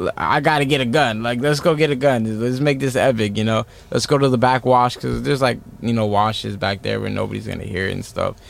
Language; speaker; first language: English; native; English